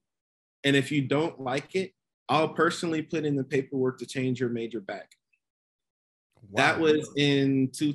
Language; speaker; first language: English; native; English